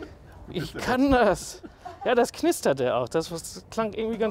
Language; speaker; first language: German; native; German